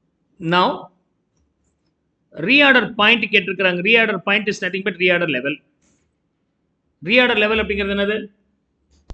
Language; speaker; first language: Tamil; native; Tamil